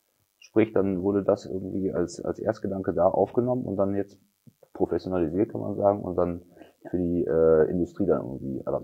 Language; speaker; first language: German; native; German